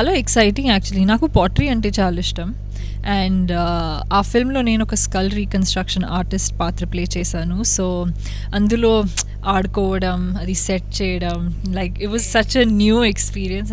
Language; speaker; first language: Telugu; non-native, local second language; Hindi